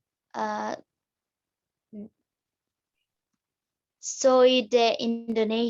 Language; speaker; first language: Spanish; non-native, learner; Indonesian